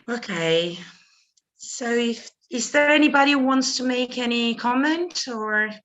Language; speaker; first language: English; non-native, fluent; Italian